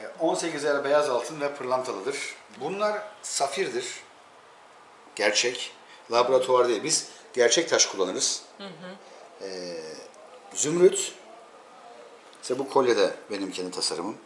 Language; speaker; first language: Turkish; native; Turkish